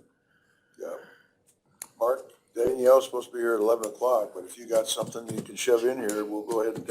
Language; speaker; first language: English; native; English